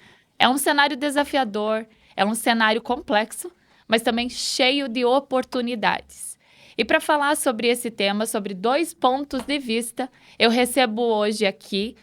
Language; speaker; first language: Portuguese; native; Portuguese